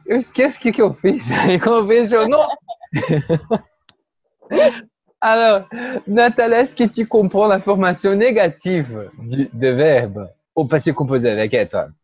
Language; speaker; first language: French; non-native, fluent; Portuguese